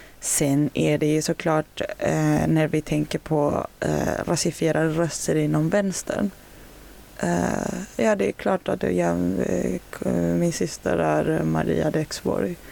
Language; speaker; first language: Swedish; native; Swedish